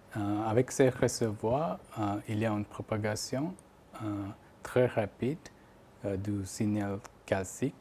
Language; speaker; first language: French; non-native, fluent; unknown